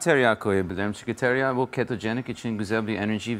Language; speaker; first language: Turkish; non-native, learner; English